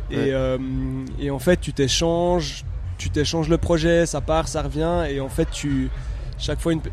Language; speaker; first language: French; native; French